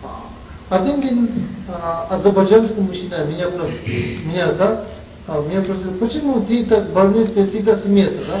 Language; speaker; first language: Russian; non-native, learner; Tibetan